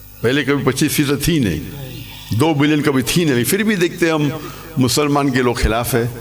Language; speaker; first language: Urdu; non-native, local second language; English